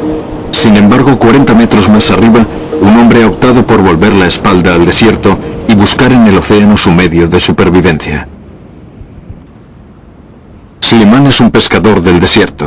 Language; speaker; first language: Spanish; native; Spanish